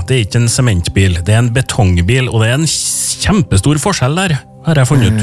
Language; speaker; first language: Norwegian; native; Norwegian